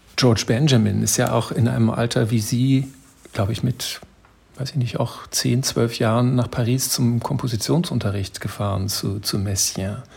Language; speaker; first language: German; native; German